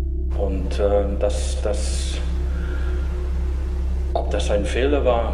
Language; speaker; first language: German; non-native, fluent; English